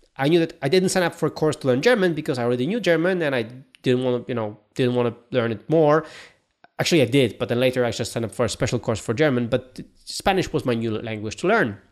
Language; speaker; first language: English; non-native, fluent; Polish